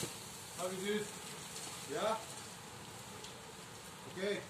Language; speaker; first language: German; non-native, learner; Spanish